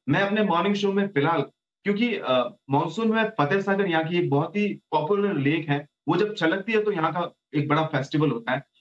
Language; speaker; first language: Hindi; native; Hindi